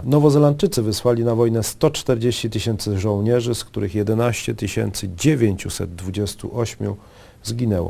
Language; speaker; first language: Polish; native; Polish